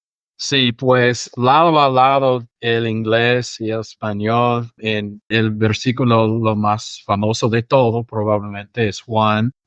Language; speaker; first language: Spanish; non-native, fluent; English